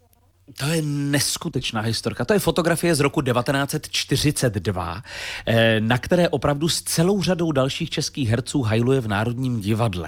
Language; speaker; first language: Czech; native; Czech